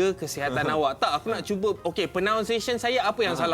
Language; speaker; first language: Malay; native; Malay